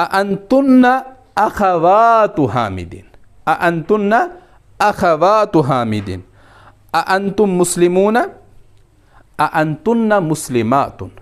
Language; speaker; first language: Arabic; non-native, fluent; Urdu